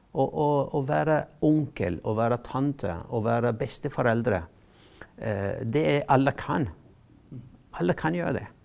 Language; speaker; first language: Norwegian; non-native, fluent; Arabic